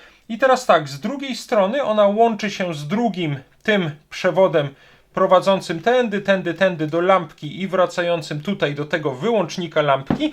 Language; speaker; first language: Polish; native; Polish